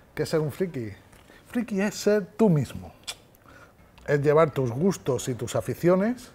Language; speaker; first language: Spanish; native; Spanish